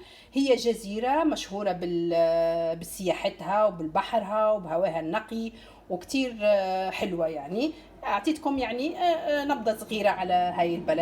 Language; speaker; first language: Arabic; native; Arabic